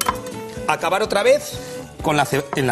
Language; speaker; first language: Spanish; native; Spanish